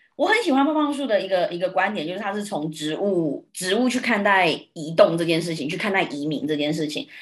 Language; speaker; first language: Chinese; early bilingual, heritage; Chinese